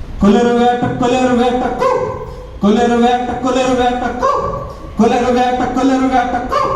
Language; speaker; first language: Telugu; non-native, local second language; Koya